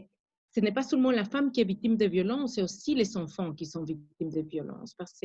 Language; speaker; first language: French; non-native, fluent; Spanish